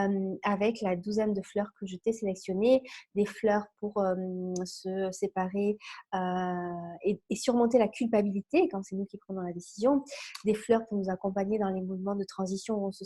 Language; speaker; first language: French; native; French